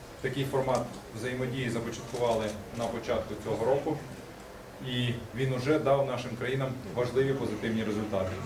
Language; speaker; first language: Ukrainian; native; Ukrainian